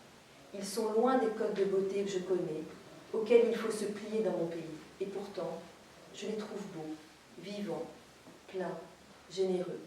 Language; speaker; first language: French; native; French